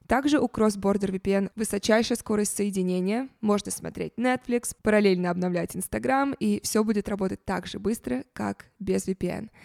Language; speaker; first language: Russian; native; Russian